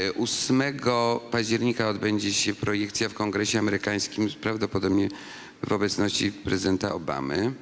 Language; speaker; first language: Polish; native; Polish